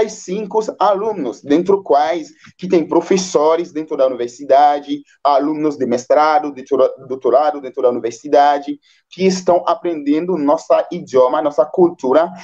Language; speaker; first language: Portuguese; non-native, fluent; Haitian Creole